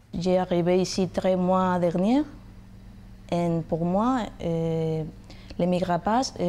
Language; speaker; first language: French; non-native, learner; Spanish